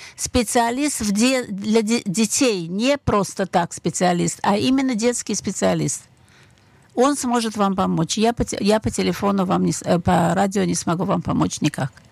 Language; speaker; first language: Russian; native; Russian